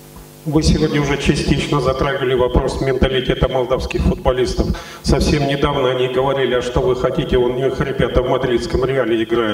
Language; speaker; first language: Russian; native; Russian